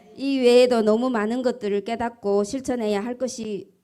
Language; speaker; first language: Korean; early bilingual, heritage; Korean